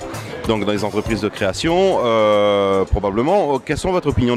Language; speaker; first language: French; non-native, local second language; Morisyen